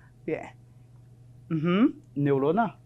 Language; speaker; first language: French; non-native, fluent; Spanish